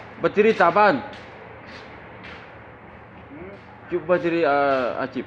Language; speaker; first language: Arabic; non-native, learner; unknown